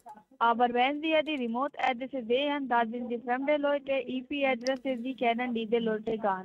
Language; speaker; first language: German; non-native, learner; Hindi